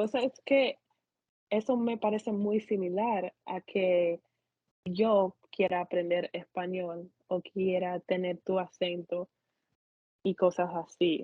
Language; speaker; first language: Spanish; non-native, fluent; English